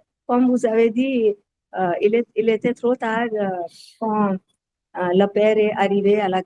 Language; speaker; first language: French; non-native, learner; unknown